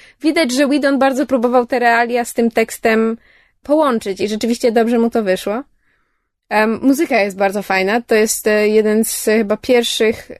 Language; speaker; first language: Polish; early bilingual, heritage; English